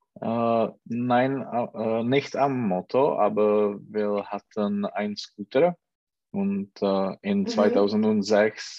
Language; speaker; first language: German; non-native, learner; Czech